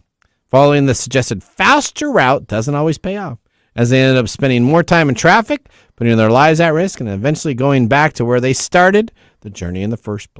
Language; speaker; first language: English; native; English